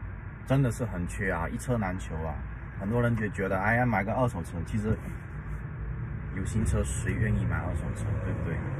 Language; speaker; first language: Chinese; native; Chinese